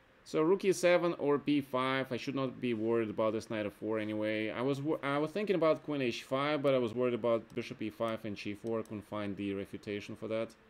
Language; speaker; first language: English; non-native, fluent; Russian